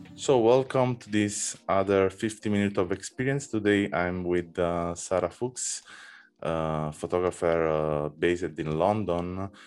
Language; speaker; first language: English; non-native, learner; Italian